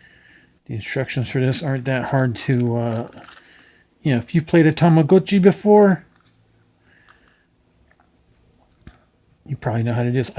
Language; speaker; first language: English; native; English